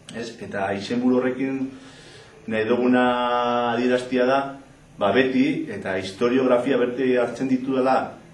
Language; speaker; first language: Basque; native; Basque